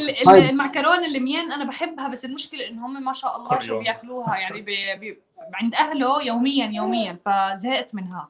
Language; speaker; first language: Arabic; native; Arabic